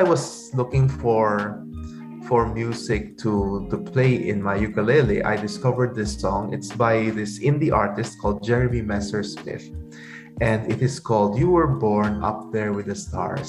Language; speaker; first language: English; non-native, local second language; Pampanga